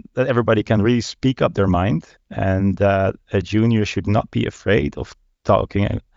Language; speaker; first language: English; non-native, fluent; Dutch